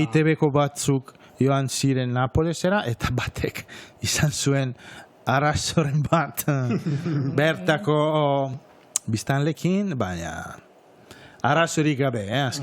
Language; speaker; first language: Basque; non-native, fluent; Italian